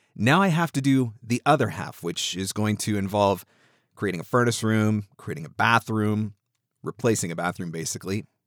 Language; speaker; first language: English; native; English